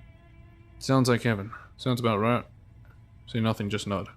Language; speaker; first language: English; native; English